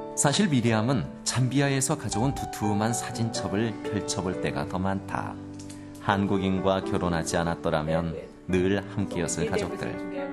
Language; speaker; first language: Korean; native; Korean